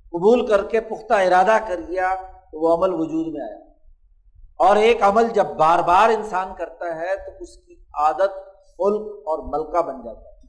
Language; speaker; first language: Urdu; non-native, local second language; Punjabi